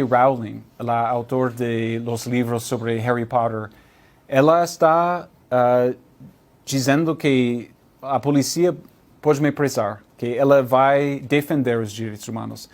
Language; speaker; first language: Portuguese; non-native, learner; English